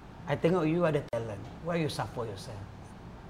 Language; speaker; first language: English; non-native, local second language; Malay